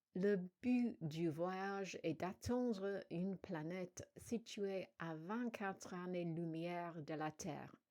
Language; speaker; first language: French; non-native, fluent; English